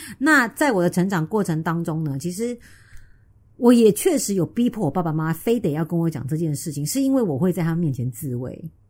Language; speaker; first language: Chinese; native; Chinese